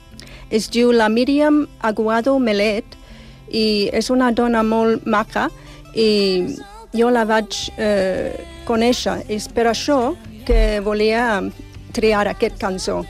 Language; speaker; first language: Catalan; non-native, fluent; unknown